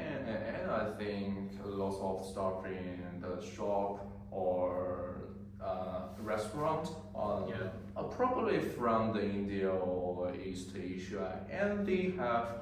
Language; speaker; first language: English; non-native, learner; Chinese